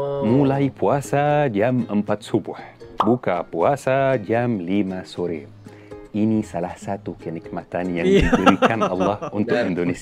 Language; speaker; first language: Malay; non-native, fluent; Arabic